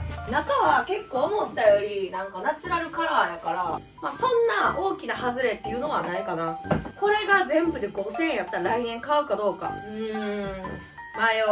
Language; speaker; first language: Japanese; native; Japanese